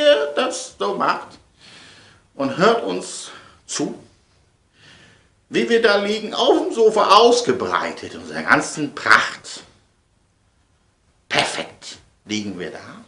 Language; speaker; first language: German; native; German